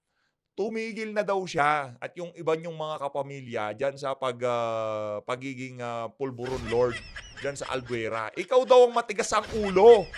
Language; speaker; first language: Filipino; native; Filipino